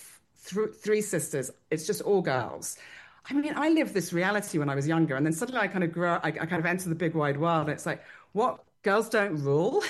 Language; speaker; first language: English; native; English